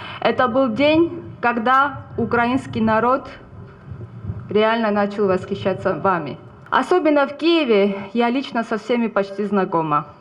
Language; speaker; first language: Russian; non-native, fluent; Georgian